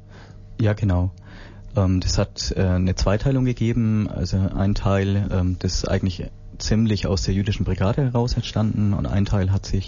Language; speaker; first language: German; native; German